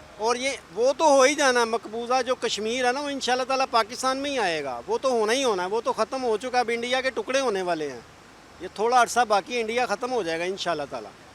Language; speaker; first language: Urdu; non-native, local second language; Punjabi